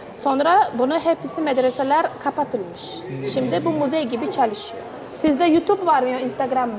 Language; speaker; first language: Turkish; non-native, learner; Uzbek